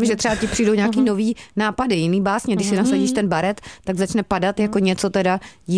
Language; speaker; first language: Czech; native; Czech